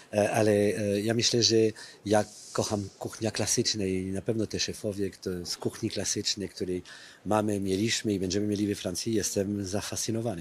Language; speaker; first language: Polish; non-native, fluent; French